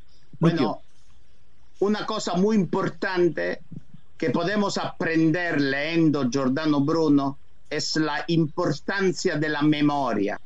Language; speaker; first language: Spanish; non-native, fluent; Italian